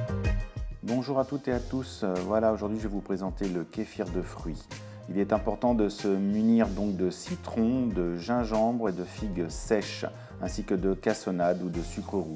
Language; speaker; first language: French; native; French